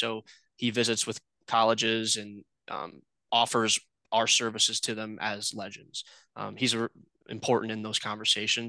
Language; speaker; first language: English; native; English